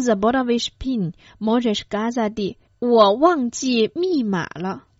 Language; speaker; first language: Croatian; non-native, fluent; Chinese